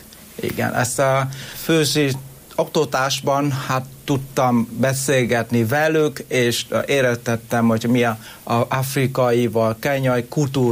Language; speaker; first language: Hungarian; non-native, learner; Vietnamese